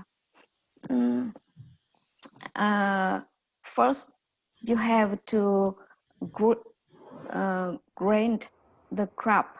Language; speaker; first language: English; non-native, learner; Vietnamese